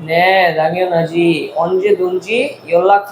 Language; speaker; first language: Korean; non-native, learner; Bangla